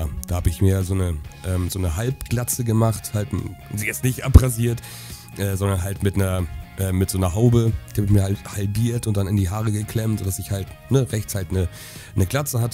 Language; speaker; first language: German; native; German